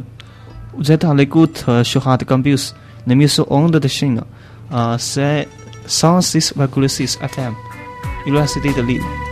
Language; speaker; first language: French; non-native, learner; Chinese